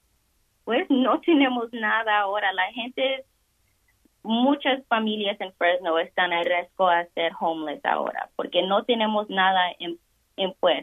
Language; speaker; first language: Spanish; early bilingual, heritage; Spanish